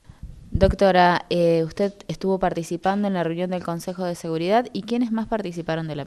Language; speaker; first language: Spanish; native; Spanish